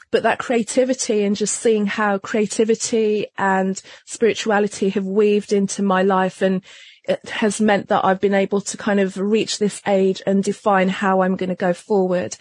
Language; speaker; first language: English; native; English